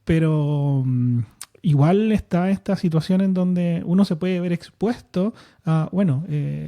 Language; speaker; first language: Spanish; native; Spanish